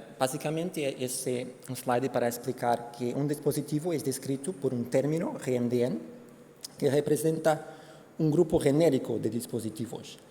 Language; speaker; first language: Spanish; non-native, fluent; Portuguese